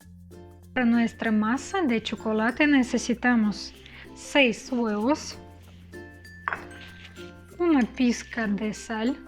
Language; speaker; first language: Spanish; non-native, fluent; Russian